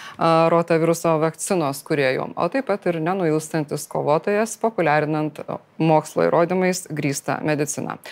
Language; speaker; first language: Lithuanian; native; Lithuanian